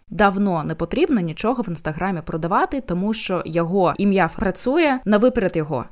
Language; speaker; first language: Ukrainian; non-native, local second language; Russian